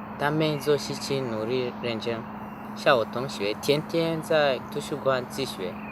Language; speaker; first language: Chinese; non-native, learner; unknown